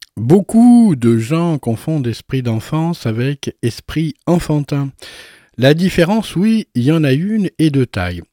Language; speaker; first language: French; native; French